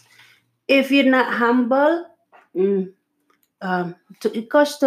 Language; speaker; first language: English; non-native, local second language; Filipino